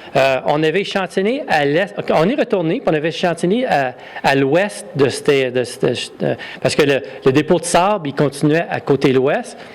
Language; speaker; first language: French; native; French